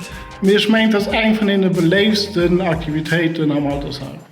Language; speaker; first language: German; non-native, local second language; Luxembourgish